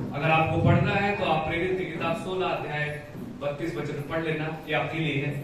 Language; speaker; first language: Hindi; non-native, local second language; Marathi